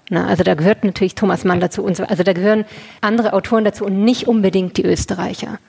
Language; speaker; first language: German; native; German